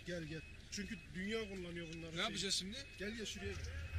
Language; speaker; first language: Turkish; native; Turkish